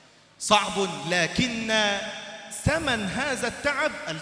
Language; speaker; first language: Arabic; native; Arabic